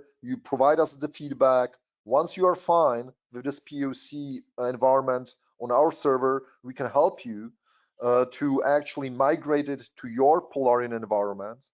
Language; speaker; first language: English; non-native, fluent; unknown